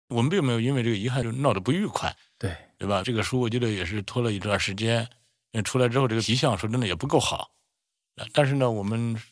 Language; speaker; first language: Chinese; native; Chinese